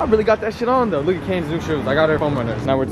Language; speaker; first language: English; native; English